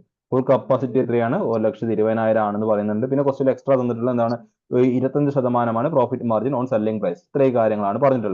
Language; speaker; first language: Malayalam; native; Malayalam